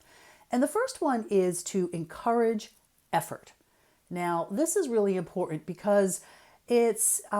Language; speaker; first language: English; native; English